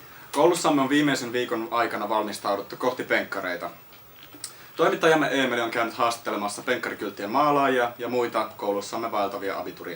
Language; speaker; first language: Finnish; native; Finnish